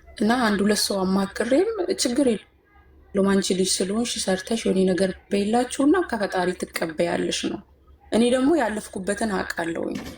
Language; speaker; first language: Amharic; native; Amharic